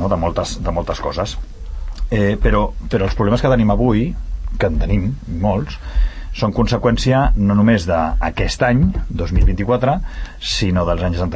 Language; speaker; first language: Catalan; native; Catalan